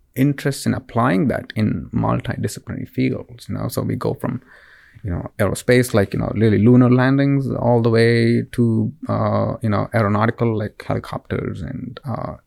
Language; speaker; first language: English; non-native, local second language; Kannada